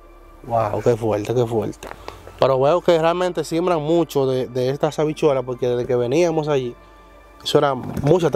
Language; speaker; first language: Spanish; native; Spanish